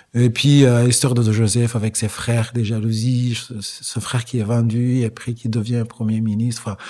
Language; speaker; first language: French; non-native, local second language; Kinyarwanda